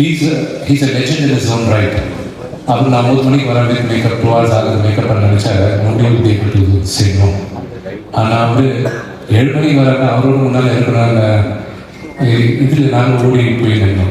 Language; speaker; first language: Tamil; non-native, local second language; Telugu